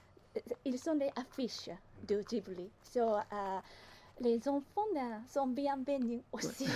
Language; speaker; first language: French; non-native, learner; Japanese